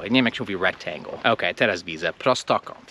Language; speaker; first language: Polish; non-native, fluent; English